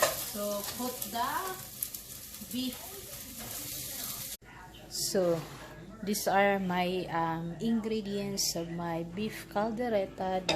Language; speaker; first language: English; non-native, local second language; Filipino